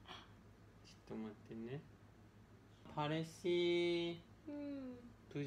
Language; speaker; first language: Portuguese; non-native, learner; Japanese